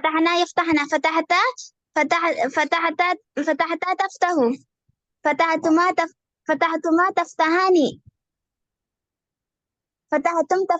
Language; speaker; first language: Arabic; non-native, learner; Urdu